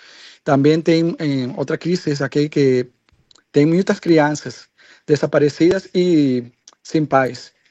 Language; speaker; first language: Portuguese; non-native, learner; Spanish